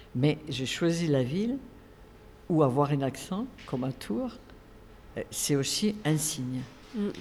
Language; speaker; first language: French; non-native, fluent; Spanish